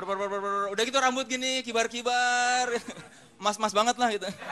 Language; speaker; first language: Indonesian; native; Indonesian